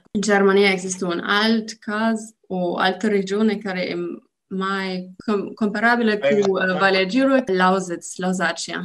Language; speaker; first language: Romanian; non-native, learner; German